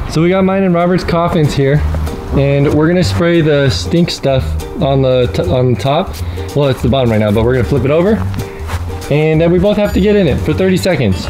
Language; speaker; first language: English; native; English